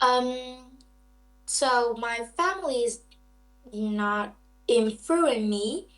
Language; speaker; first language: English; non-native, learner; Vietnamese